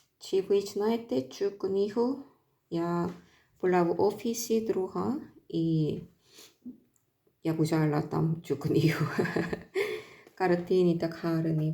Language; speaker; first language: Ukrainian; non-native, learner; Korean